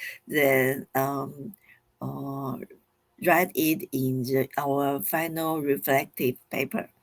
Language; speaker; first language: English; non-native, fluent; Chinese